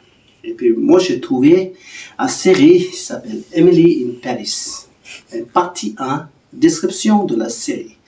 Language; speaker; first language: French; non-native, learner; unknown